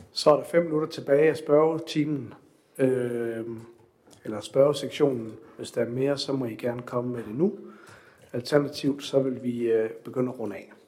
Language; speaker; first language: Danish; native; Danish